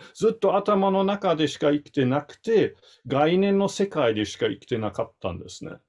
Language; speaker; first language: Japanese; non-native, fluent; German